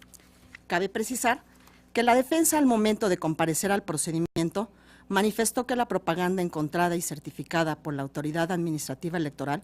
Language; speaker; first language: Spanish; native; Spanish